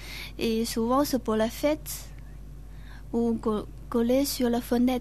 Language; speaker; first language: French; non-native, learner; Chinese